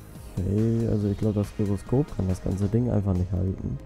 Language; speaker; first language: German; native; German